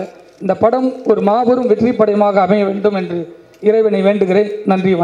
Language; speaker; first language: Tamil; native; Tamil